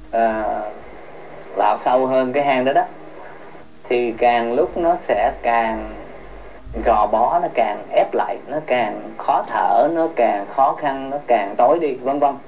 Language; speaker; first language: Vietnamese; early bilingual, heritage; Vietnamese